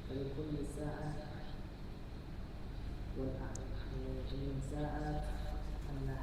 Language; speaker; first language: Arabic; non-native, learner; Indonesian